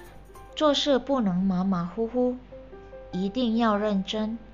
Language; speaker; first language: Chinese; non-native, fluent; Indonesian